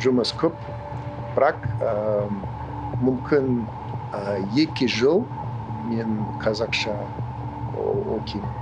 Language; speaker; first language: Kazakh; non-native, learner; English